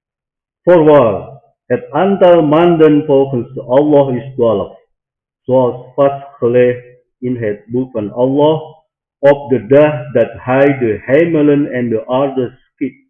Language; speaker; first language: Dutch; non-native, fluent; Indonesian